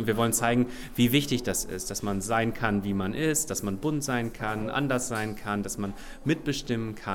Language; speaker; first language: German; native; German